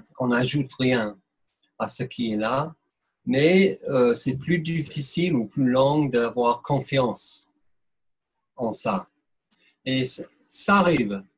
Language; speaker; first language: French; non-native, fluent; English